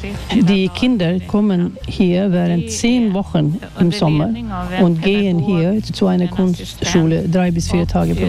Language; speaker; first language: German; non-native, fluent; Swedish